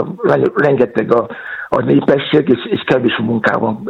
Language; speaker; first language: Hungarian; non-native, fluent; Yoruba